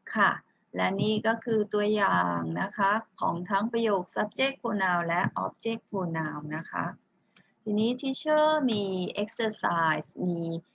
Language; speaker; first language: Thai; native; Thai